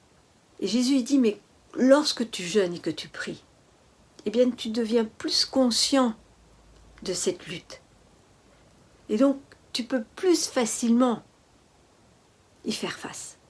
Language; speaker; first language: French; native; French